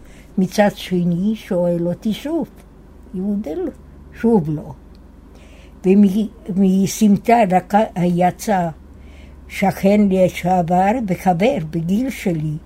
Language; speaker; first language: Hebrew; non-native, fluent; Yiddish